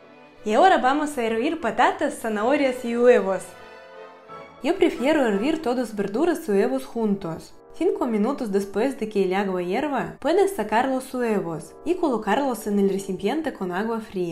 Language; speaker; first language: Spanish; non-native, fluent; Russian